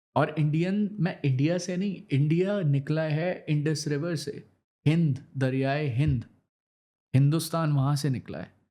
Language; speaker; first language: Urdu; native; Urdu